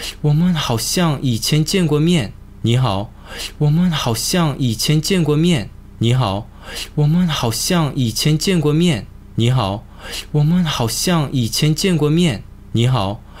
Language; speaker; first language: Chinese; non-native, fluent; Korean